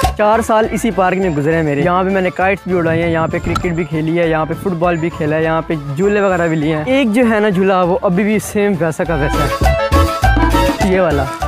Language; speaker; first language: Urdu; non-native, local second language; Punjabi